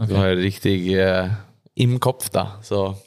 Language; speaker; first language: German; non-native, learner; Norwegian